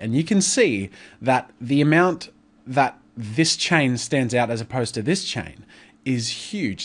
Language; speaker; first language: English; native; English